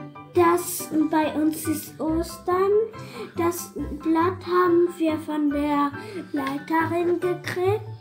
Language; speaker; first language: German; early bilingual, other home language; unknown